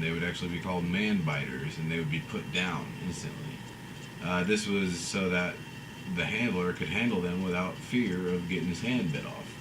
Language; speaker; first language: English; native; English